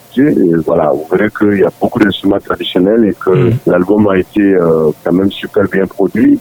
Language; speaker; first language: French; non-native, local second language; Dyula